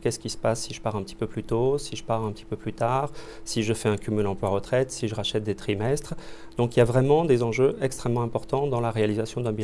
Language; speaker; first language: French; native; French